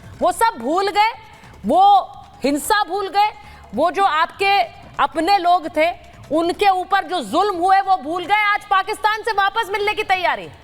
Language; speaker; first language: Hindi; native; Hindi